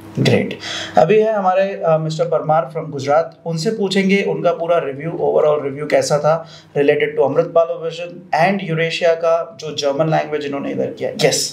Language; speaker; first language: Hindi; non-native, local second language; Punjabi